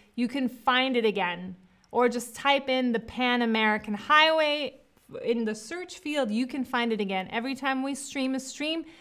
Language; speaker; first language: English; non-native, fluent; German